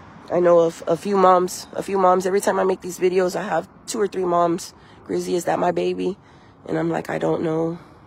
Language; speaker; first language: English; early bilingual, other home language; Spanish